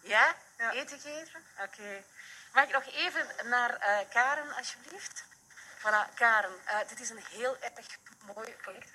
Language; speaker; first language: Dutch; native; Dutch